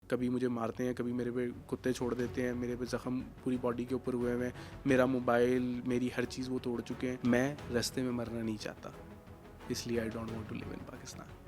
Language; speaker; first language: Hindi; non-native, local second language; Punjabi